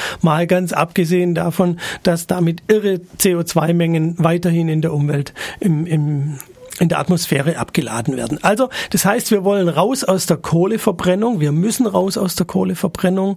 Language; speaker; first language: German; native; German